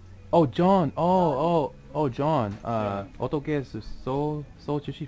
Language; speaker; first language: Korean; non-native, learner; English